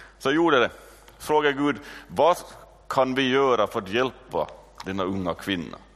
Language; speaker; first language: Swedish; native; Swedish